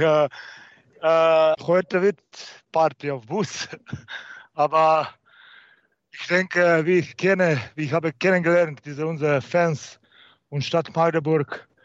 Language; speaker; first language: German; non-native, learner; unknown